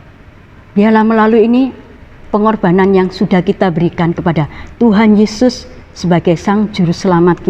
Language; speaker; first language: Indonesian; native; Indonesian